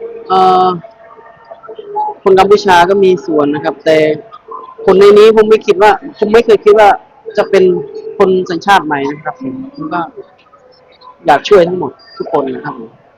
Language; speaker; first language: Thai; non-native, fluent; Khmer